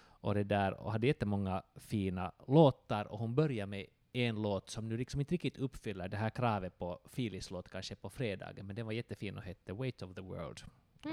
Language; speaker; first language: Swedish; native; Swedish